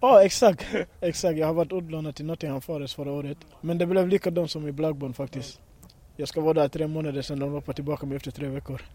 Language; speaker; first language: Swedish; early bilingual, other home language; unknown